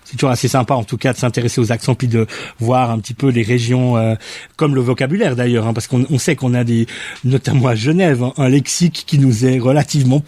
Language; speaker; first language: French; native; French